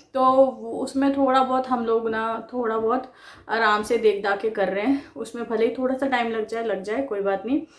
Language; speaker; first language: Hindi; non-native, local second language; Bangla